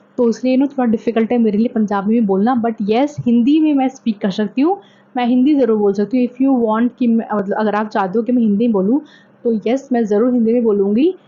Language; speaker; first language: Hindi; native; Hindi